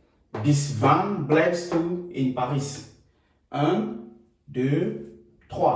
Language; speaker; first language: German; non-native, learner; French